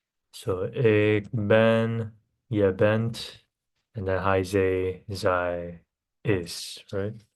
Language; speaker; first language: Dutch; non-native, learner; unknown